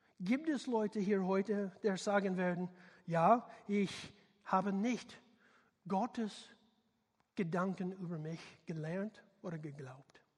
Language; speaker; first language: German; non-native, learner; English